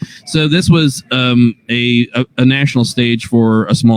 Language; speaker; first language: English; native; English